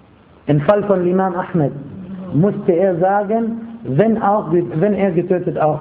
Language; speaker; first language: German; non-native, fluent; Arabic